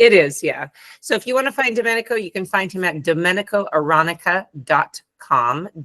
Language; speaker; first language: English; non-native, fluent; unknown